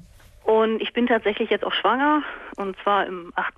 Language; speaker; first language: German; native; German